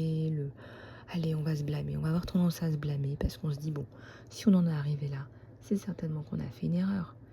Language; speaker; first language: French; native; French